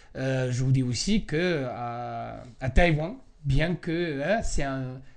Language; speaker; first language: French; non-native, fluent; Chinese